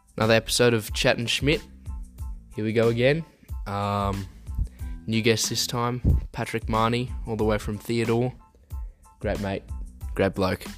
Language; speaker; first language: English; early bilingual, other home language; German